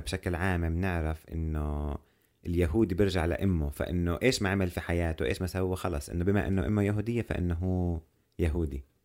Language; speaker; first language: Arabic; native; Arabic